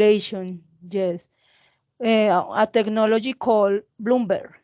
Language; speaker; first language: English; non-native, learner; Spanish